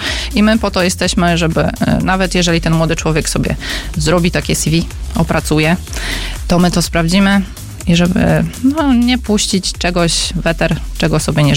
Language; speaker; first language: Polish; native; Polish